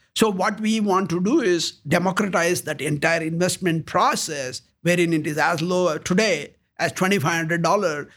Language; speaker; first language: English; non-native, local second language; Kannada